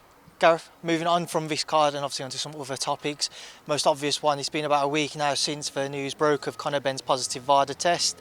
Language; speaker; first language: English; native; English